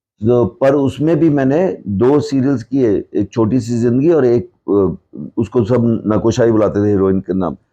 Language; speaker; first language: Hindi; non-native, local second language; Punjabi